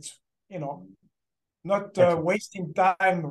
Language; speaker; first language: English; non-native, fluent; French